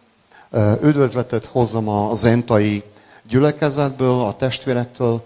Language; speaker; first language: Hungarian; non-native, local second language; Serbian